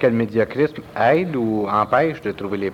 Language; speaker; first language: French; native; French